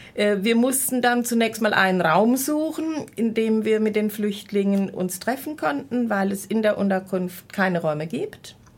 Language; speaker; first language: German; native; German